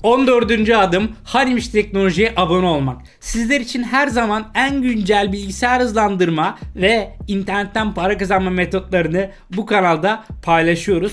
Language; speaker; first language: Turkish; native; Turkish